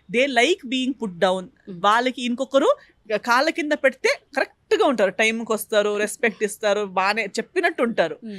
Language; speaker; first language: Telugu; non-native, fluent; Konkani